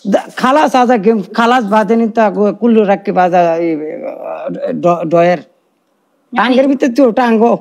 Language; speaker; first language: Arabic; non-native, learner; Bangla